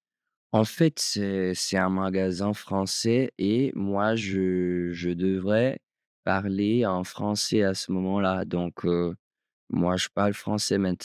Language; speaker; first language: French; non-native, fluent; Portuguese